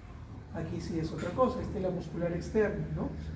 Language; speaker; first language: Spanish; native; Spanish